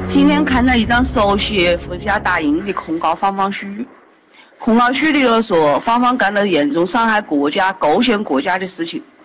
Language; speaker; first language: Chinese; native; Chinese